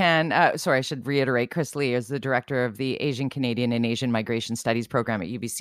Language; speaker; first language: English; native; English